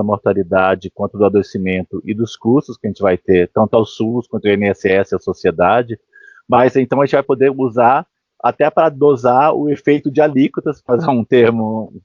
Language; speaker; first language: Portuguese; native; Portuguese